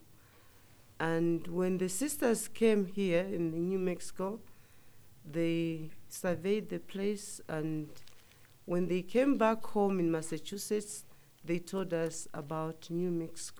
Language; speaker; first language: English; non-native, local second language; Nyanja